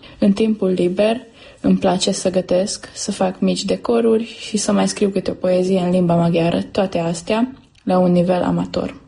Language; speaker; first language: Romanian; early bilingual, heritage; Romanian